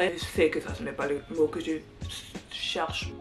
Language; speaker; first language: French; non-native, learner; English